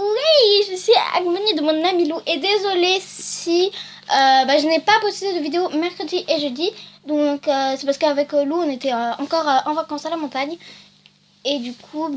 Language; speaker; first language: French; native; French